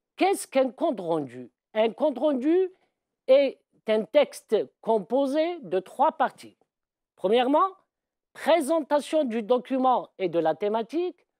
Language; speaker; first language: French; non-native, local second language; Arabic